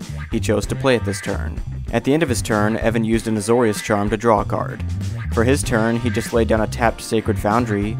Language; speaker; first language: English; native; English